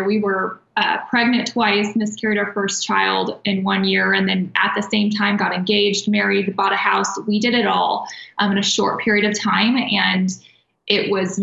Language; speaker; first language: English; native; English